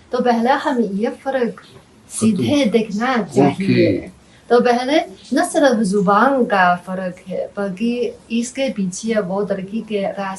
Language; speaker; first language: Hindi; non-native, fluent; Chinese